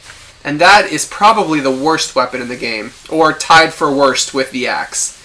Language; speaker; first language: English; native; English